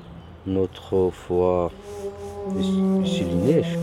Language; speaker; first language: French; non-native, learner; Kurdish